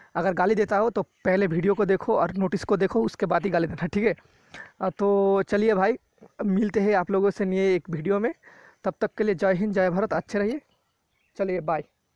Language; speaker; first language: Hindi; non-native, local second language; Bangla